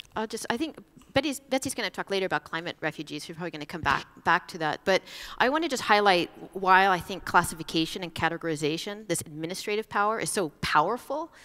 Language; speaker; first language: English; native; English